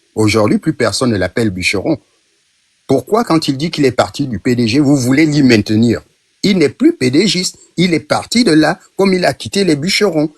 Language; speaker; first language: French; non-native, local second language; Fang